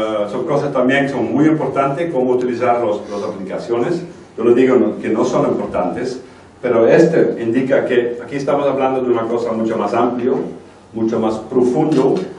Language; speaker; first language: Spanish; non-native, fluent; Dutch